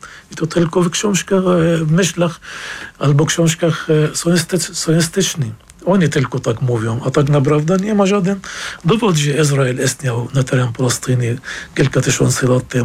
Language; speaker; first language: Polish; non-native, fluent; Arabic